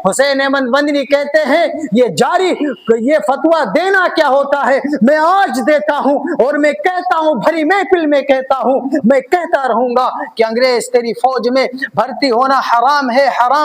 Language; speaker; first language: Urdu; native; Urdu